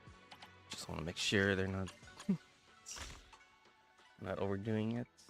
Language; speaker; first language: English; native; English